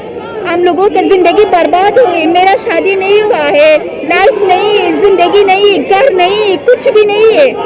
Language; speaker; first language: Hindi; non-native, learner; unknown